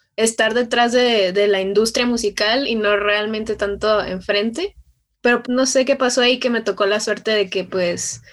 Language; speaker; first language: Spanish; native; Spanish